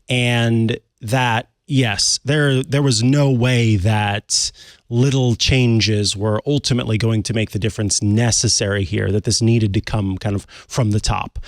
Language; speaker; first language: English; native; English